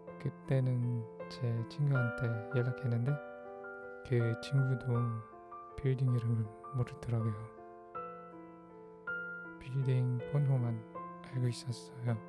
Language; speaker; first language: Korean; non-native, fluent; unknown